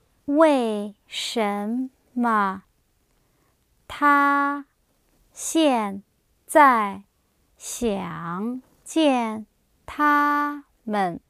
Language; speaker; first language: Chinese; non-native, learner; English